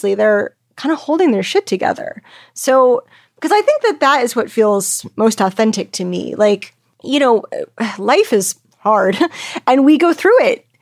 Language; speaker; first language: English; native; English